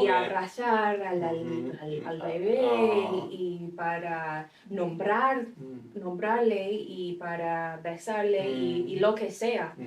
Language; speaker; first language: Spanish; non-native, fluent; English